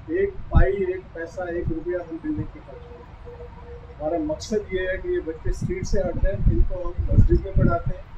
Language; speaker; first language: Urdu; native; Urdu